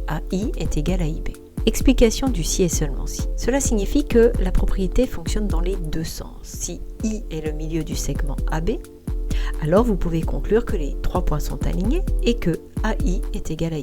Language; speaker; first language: French; native; French